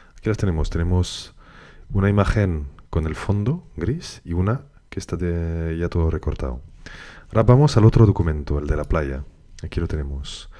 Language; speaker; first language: Spanish; native; Spanish